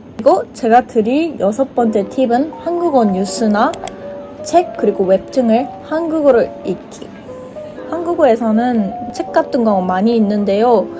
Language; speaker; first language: Korean; non-native, fluent; Japanese